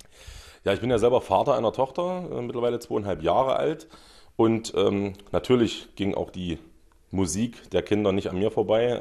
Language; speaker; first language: German; native; German